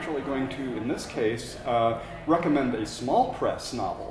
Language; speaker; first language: English; native; English